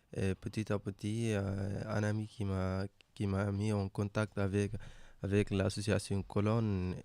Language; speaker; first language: French; non-native, learner; Arabic